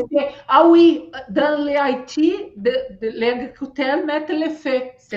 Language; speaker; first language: French; non-native, learner; Portuguese